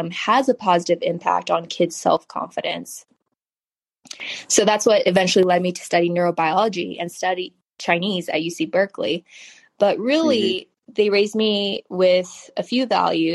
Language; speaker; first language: English; early bilingual, other home language; Chinese